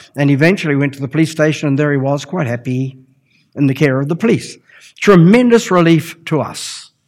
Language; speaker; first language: English; native; English